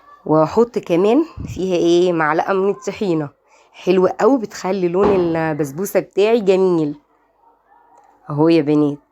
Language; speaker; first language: Arabic; native; Arabic